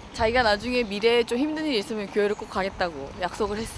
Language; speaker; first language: Korean; native; Korean